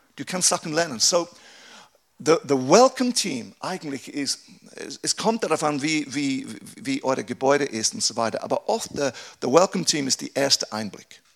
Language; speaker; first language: German; non-native, fluent; English